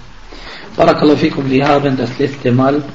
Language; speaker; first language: German; non-native, fluent; Arabic